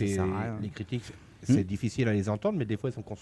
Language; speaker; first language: French; native; French